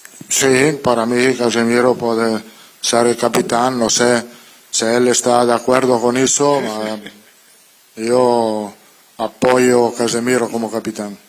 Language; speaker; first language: Spanish; non-native, fluent; Italian